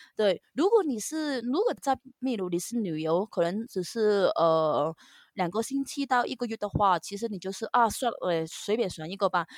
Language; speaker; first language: Chinese; non-native, local second language; Cantonese